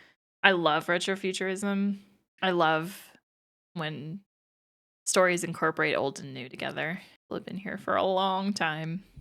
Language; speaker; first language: English; native; English